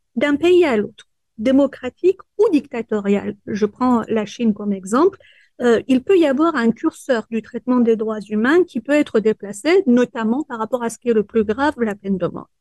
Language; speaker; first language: French; early bilingual, other home language; Persian